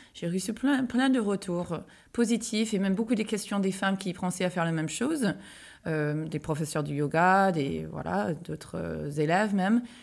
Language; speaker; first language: French; non-native, fluent; English